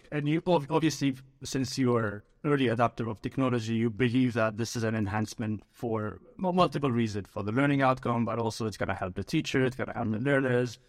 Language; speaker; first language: English; early bilingual, other home language; Arabic